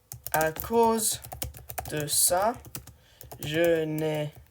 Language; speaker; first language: French; non-native, learner; English